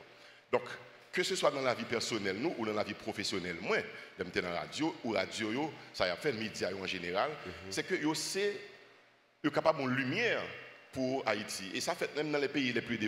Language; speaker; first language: French; non-native, local second language; Haitian Creole